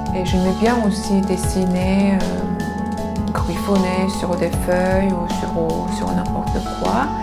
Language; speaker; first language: French; non-native, fluent; Korean